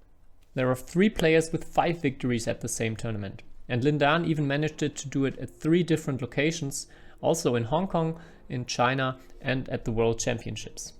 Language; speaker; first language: English; non-native, fluent; German